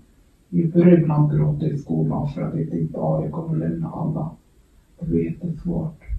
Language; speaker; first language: Swedish; early bilingual, other home language; Kurdish